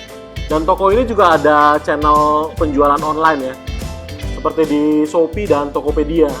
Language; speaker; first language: Indonesian; native; Indonesian